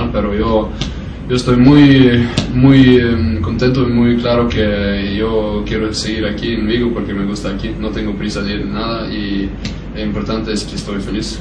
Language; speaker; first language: Spanish; non-native, fluent; Norwegian